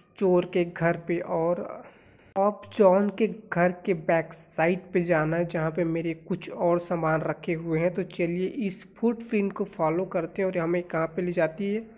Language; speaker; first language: Hindi; native; Hindi